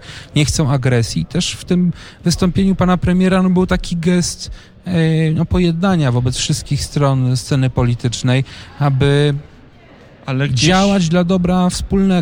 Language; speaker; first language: Polish; native; Polish